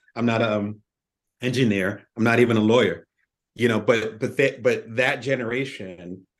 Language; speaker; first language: English; native; English